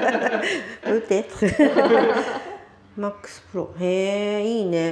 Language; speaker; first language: French; non-native, learner; Japanese